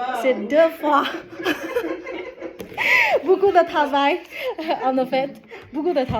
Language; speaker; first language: French; non-native, learner; Vietnamese